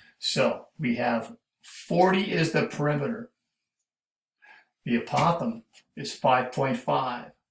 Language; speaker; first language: English; native; English